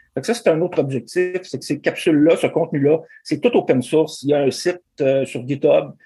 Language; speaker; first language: French; native; French